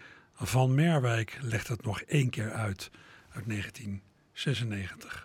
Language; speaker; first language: Dutch; native; Dutch